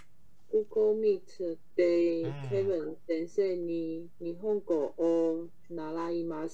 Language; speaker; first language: Japanese; non-native, learner; Chinese